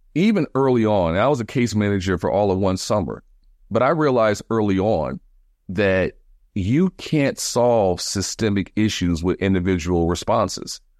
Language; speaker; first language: English; native; English